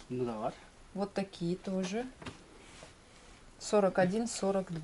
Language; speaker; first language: Russian; native; Russian